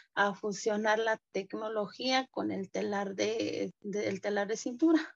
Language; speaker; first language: Spanish; non-native, local second language; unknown